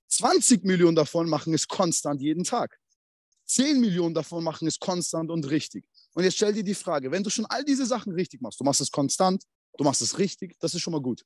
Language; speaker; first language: German; native; German